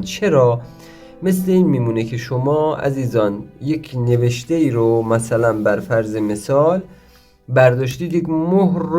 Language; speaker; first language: Persian; native; Persian